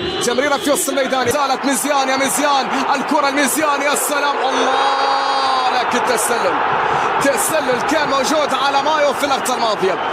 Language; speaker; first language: Arabic; native; Arabic